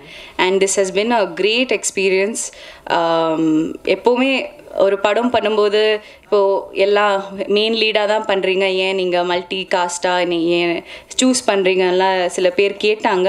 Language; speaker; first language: Tamil; non-native, local second language; Malayalam